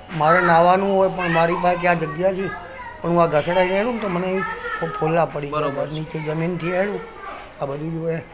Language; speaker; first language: Gujarati; non-native, local second language; Sindhi